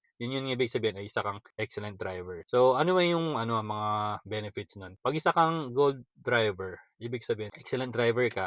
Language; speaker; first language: Filipino; native; Filipino